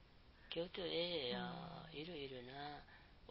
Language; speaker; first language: Japanese; non-native, learner; Nepali